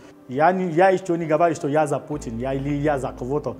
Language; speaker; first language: Russian; non-native, learner; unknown